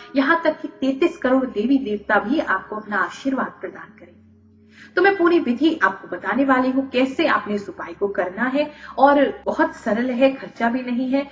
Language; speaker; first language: Hindi; native; Hindi